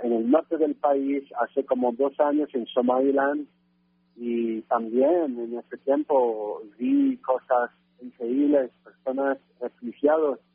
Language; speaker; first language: Spanish; non-native, fluent; French